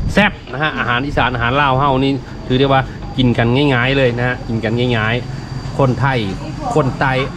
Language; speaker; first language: Thai; native; Thai